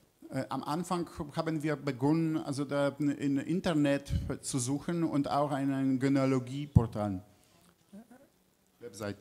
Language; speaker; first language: German; non-native, fluent; Polish